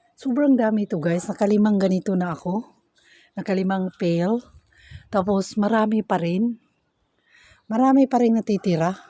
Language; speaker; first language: Filipino; non-native, local second language; Cebuano